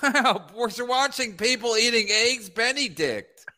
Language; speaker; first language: English; native; English